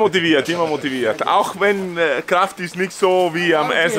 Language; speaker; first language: German; non-native, learner; Italian